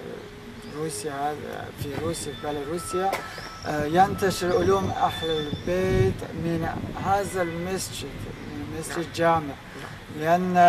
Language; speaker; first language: Arabic; non-native, fluent; Azerbaijani